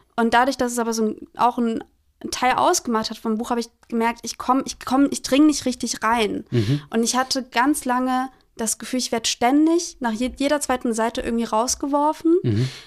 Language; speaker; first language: German; early bilingual, other home language; Greek